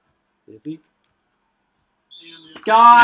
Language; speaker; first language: English; native; English